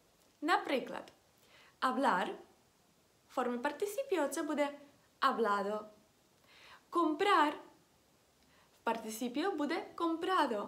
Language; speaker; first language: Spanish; non-native, fluent; Ukrainian